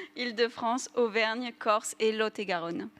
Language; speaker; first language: French; native; French